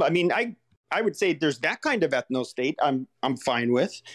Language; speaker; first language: English; native; English